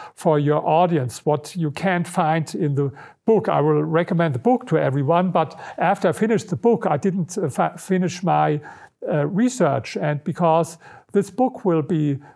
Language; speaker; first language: English; non-native, fluent; German